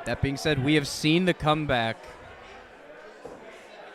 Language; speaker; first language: English; native; English